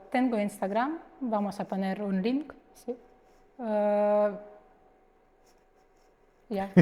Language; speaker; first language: Spanish; non-native, fluent; Russian